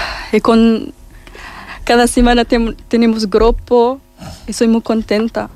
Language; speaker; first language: Spanish; non-native, learner; Arabic